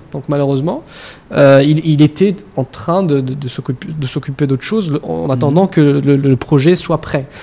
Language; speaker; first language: French; non-native, local second language; Arabic